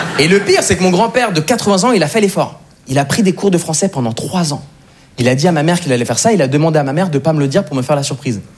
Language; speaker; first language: French; native; French